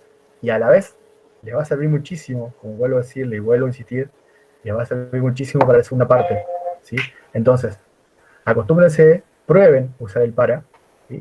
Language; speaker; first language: Spanish; native; Spanish